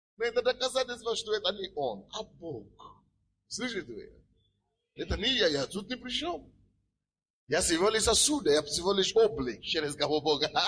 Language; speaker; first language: Russian; non-native, fluent; Yoruba